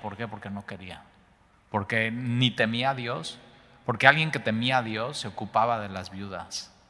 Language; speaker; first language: Spanish; native; Spanish